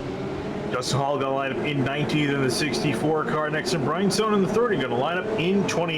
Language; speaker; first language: English; native; English